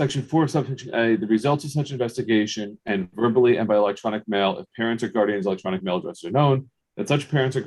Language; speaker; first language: English; native; English